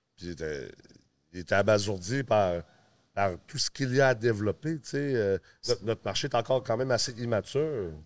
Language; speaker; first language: French; early bilingual, other home language; English